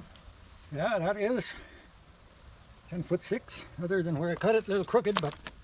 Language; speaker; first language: English; native; English